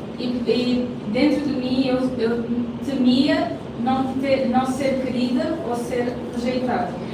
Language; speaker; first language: Portuguese; native; Portuguese